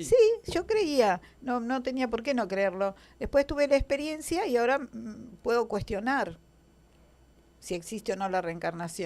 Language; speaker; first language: Spanish; native; Spanish